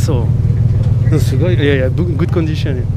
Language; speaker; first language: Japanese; non-native, learner; French